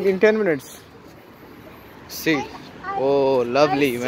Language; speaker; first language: English; non-native, local second language; Hindi